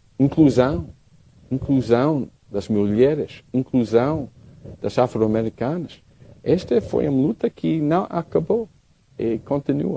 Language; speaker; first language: Portuguese; non-native, learner; English